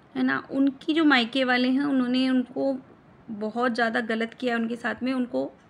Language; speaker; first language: Hindi; native; Hindi